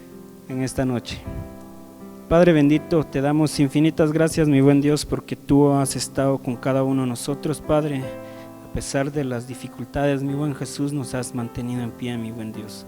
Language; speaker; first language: Spanish; native; Spanish